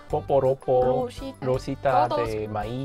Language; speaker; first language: Spanish; non-native, fluent; Korean